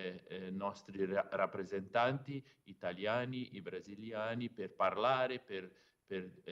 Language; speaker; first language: Italian; non-native, fluent; Portuguese